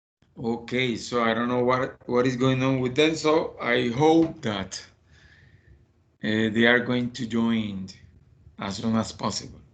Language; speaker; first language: English; non-native, fluent; Spanish